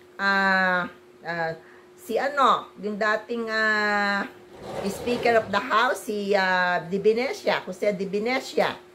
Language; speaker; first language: Filipino; native; Filipino